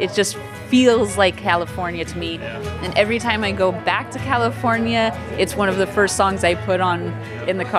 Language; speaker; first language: English; native; English